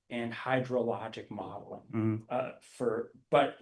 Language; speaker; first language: English; native; English